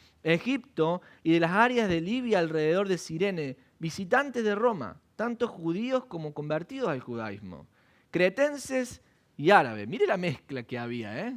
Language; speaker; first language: Spanish; native; Spanish